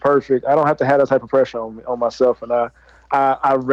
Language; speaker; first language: English; native; English